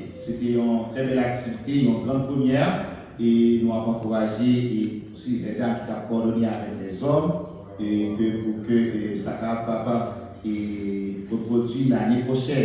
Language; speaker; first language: French; non-native, local second language; Haitian Creole